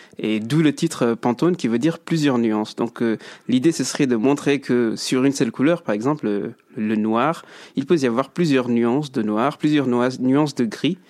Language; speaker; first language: French; early bilingual, other home language; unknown